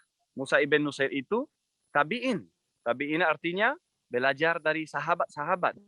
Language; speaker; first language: Indonesian; non-native, fluent; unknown